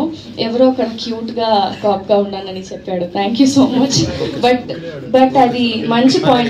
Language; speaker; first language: Telugu; non-native, learner; Tamil